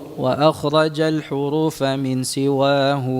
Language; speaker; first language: Arabic; non-native, fluent; Indonesian